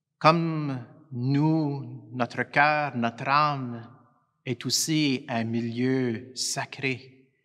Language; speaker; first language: French; native; French